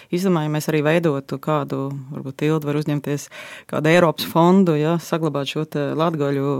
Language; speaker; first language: Latvian; native; Latvian